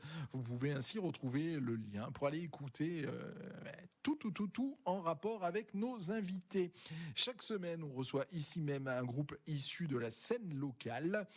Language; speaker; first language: French; native; French